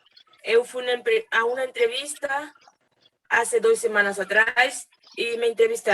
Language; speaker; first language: Portuguese; non-native, learner; Spanish